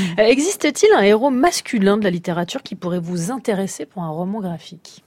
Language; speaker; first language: French; native; French